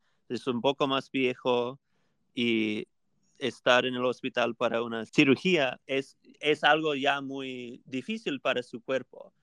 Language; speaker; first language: Spanish; non-native, fluent; English